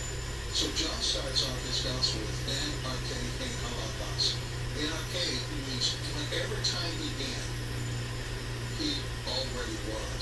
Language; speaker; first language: English; native; English